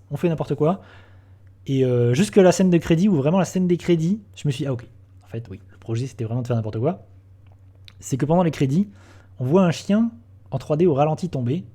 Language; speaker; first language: French; native; French